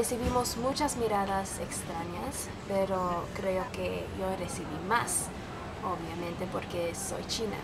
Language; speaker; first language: Spanish; non-native, learner; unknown